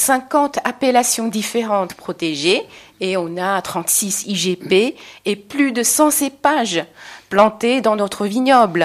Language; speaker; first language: French; non-native, fluent; Chinese